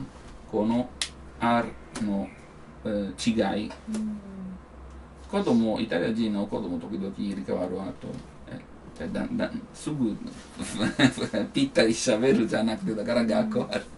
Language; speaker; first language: Japanese; non-native, learner; Italian